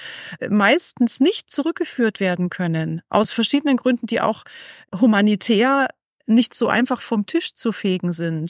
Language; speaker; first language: German; native; German